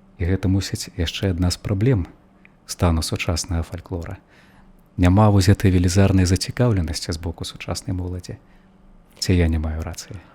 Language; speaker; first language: Belarusian; native; Belarusian